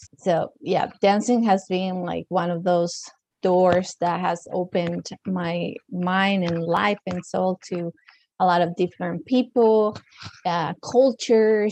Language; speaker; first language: English; non-native, fluent; Spanish